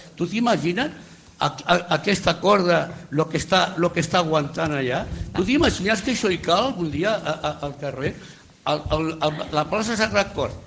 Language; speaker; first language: Catalan; non-native, local second language; Spanish